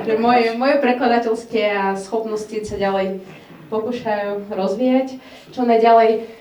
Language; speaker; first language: Slovak; non-native, fluent; Ukrainian